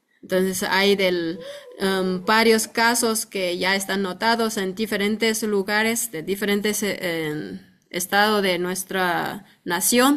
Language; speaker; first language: Spanish; non-native, fluent; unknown